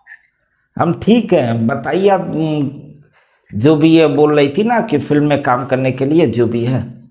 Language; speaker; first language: Hindi; native; Hindi